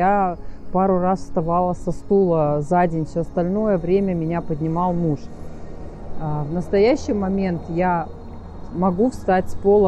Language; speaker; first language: Russian; native; Russian